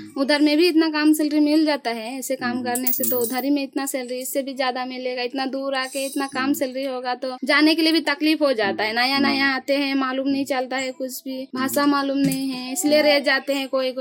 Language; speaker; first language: Hindi; non-native, local second language; Assamese